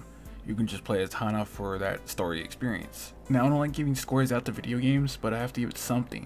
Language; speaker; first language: English; native; English